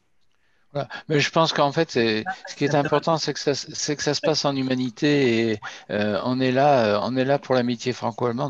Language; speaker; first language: French; native; French